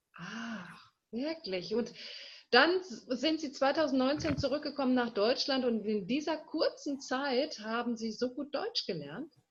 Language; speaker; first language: German; native; German